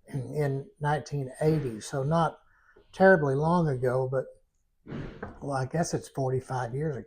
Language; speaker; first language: English; native; English